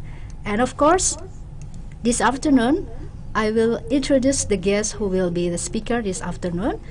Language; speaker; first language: English; non-native, local second language; Indonesian